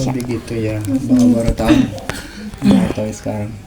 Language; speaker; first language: Indonesian; non-native, fluent; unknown